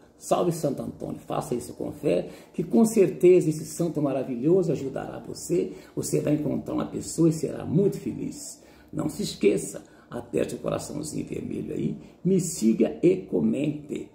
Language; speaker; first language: Portuguese; native; Portuguese